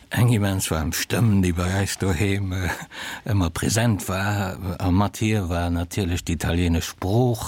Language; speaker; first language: Luxembourgish; early bilingual, other home language; Italian